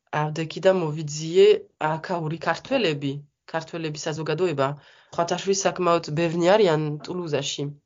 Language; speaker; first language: Georgian; non-native, fluent; French